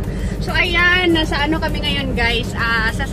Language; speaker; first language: Filipino; native; Filipino